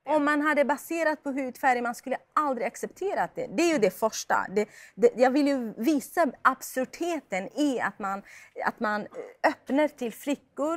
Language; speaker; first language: Swedish; non-native, fluent; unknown